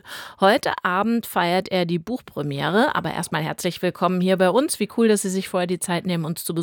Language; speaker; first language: German; native; German